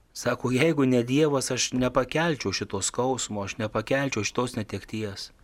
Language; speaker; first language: Lithuanian; native; Lithuanian